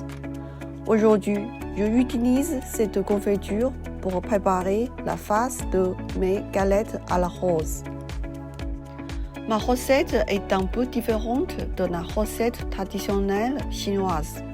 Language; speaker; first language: French; non-native, fluent; Chinese